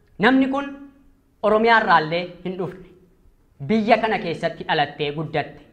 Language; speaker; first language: Oromo; native; Oromo